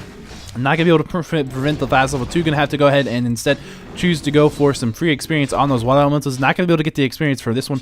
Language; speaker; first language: English; native; English